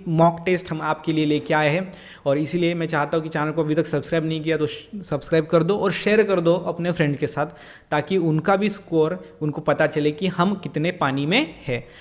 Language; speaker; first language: Hindi; non-native, local second language; Marathi